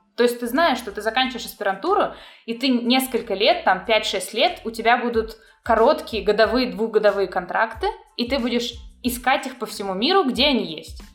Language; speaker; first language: Russian; native; Russian